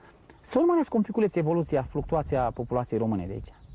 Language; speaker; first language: Romanian; native; Romanian